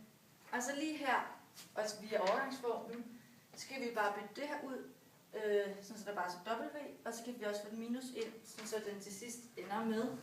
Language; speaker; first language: Danish; native; Danish